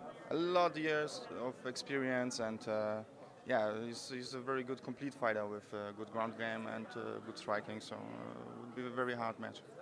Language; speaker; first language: English; non-native, fluent; Polish